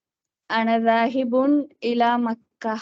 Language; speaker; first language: Arabic; non-native, learner; Tamil